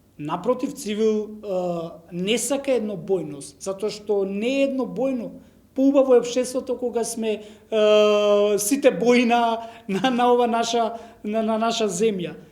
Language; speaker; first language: Macedonian; non-native, local second language; Romany